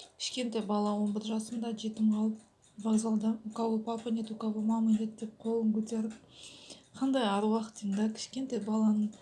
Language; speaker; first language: Kazakh; native; Kazakh